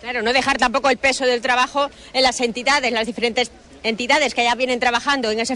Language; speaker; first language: Spanish; native; Spanish